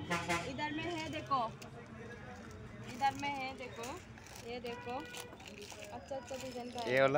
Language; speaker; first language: Hindi; non-native, fluent; Bangla